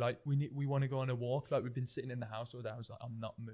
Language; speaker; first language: English; native; English